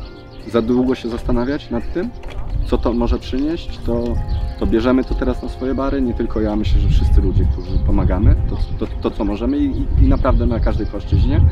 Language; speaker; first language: Polish; native; Polish